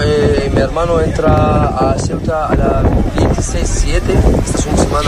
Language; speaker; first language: Spanish; non-native, learner; Arabic